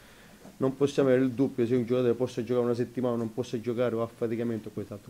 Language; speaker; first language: Italian; native; Italian